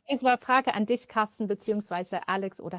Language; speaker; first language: German; native; German